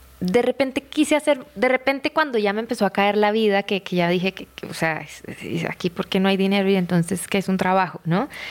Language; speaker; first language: Spanish; native; Spanish